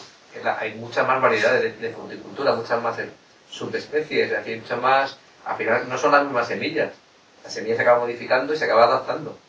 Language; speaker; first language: Spanish; native; Spanish